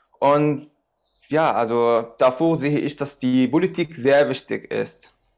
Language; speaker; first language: German; non-native, fluent; Arabic